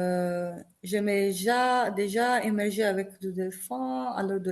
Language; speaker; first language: French; non-native, fluent; Italian